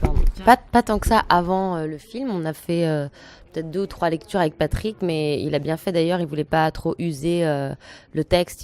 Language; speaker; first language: French; native; French